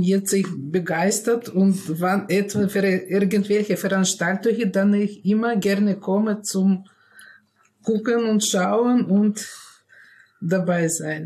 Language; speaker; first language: German; non-native, learner; Russian